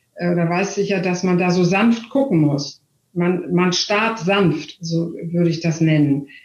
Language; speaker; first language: German; native; German